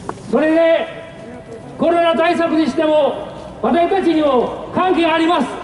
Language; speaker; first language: Japanese; non-native, fluent; Burmese